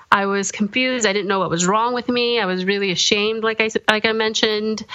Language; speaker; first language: English; early bilingual, other home language; Korean